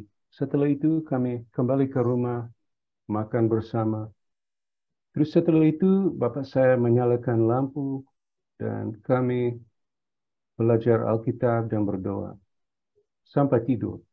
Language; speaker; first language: Indonesian; non-native, fluent; English